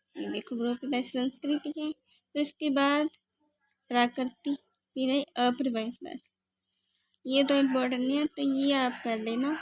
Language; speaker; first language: Hindi; native; Hindi